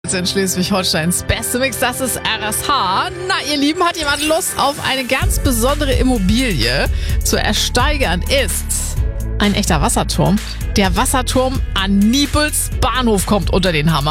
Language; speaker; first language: German; native; German